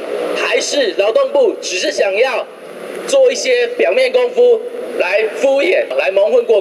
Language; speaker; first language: Chinese; native; Chinese